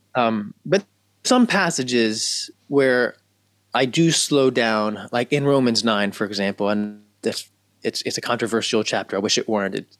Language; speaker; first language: English; native; English